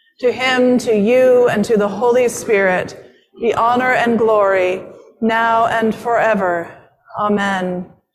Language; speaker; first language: English; native; English